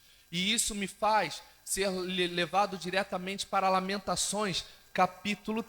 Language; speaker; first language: Portuguese; native; Portuguese